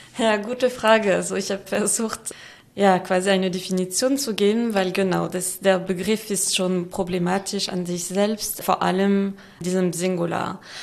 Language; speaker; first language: German; non-native, fluent; French